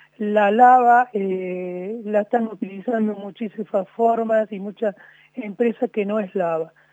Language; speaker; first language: Spanish; native; Spanish